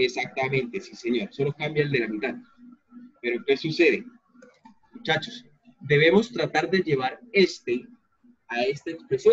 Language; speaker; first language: Spanish; native; Spanish